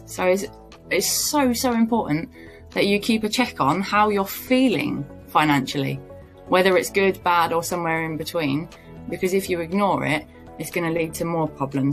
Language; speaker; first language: English; native; English